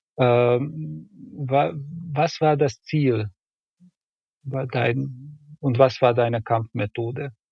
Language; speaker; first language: German; non-native, fluent; Hungarian